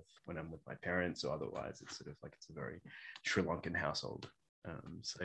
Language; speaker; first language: English; native; English